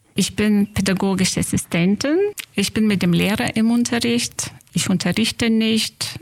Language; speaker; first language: German; non-native, fluent; Lithuanian